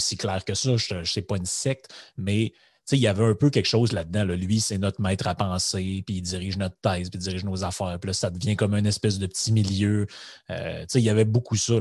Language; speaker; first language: French; native; French